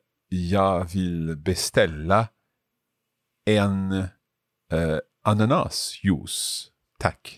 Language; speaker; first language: Swedish; non-native, learner; English